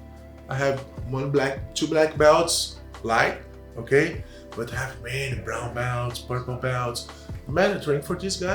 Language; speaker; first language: English; non-native, learner; Portuguese